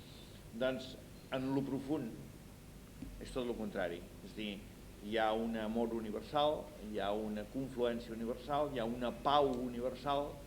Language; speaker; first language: Catalan; native; Catalan